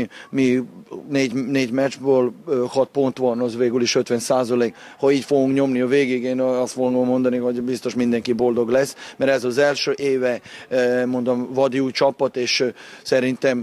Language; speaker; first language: Hungarian; non-native, fluent; Serbian